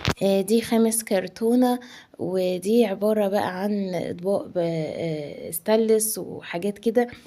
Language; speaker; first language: Arabic; native; Arabic